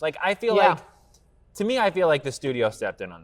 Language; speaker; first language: English; native; English